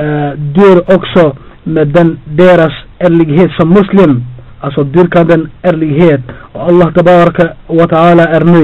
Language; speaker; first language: Swedish; non-native, fluent; Albanian